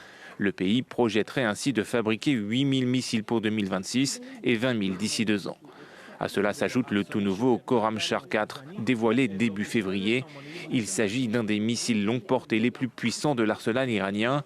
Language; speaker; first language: French; native; French